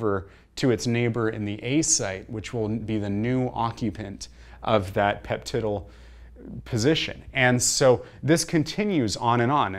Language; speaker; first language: English; native; English